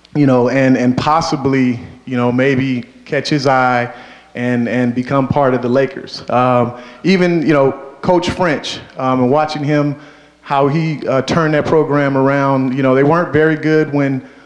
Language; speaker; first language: English; native; English